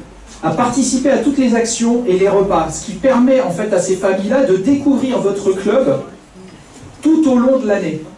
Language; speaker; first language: French; native; French